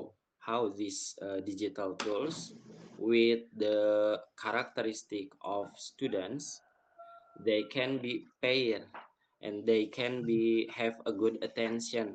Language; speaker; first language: English; non-native, fluent; Indonesian